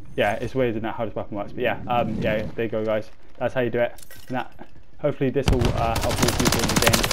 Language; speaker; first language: English; native; English